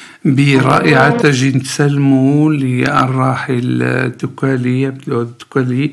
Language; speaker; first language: Arabic; native; Arabic